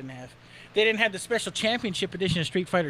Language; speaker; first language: English; native; English